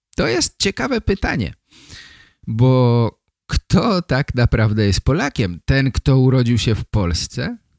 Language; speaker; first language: Polish; native; Polish